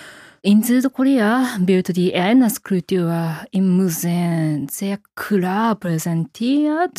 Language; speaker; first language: German; non-native, fluent; Japanese